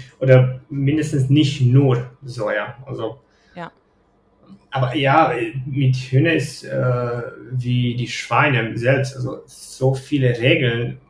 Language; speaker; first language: German; non-native, fluent; Romanian